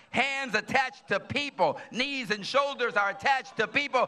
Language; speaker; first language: English; early bilingual, other home language; Spanish